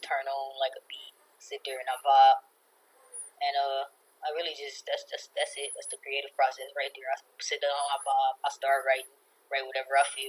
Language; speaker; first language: English; native; English